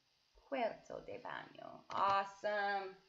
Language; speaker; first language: Spanish; non-native, learner; English